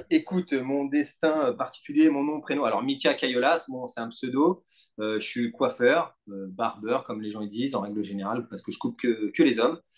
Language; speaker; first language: French; native; French